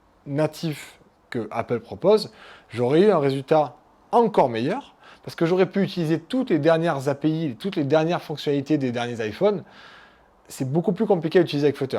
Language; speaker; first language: French; native; French